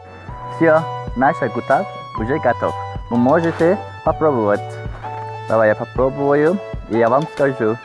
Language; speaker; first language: Russian; non-native, learner; Azerbaijani